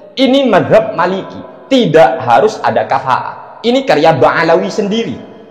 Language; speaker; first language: Indonesian; non-native, local second language; Madurese